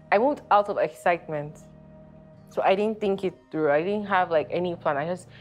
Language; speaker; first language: English; non-native, local second language; Yoruba